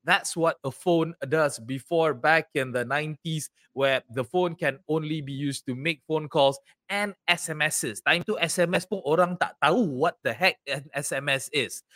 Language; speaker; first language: English; non-native, local second language; Malay